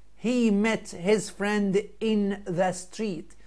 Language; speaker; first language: English; non-native, fluent; Arabic